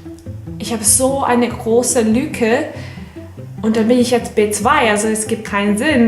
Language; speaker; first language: German; non-native, fluent; Serbian